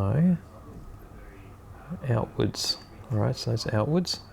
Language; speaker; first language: English; native; English